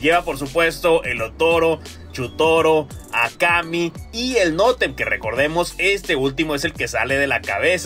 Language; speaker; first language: Spanish; native; Spanish